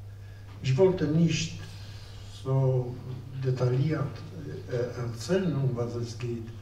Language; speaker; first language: German; non-native, fluent; Polish